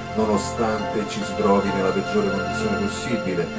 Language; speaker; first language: Italian; native; Italian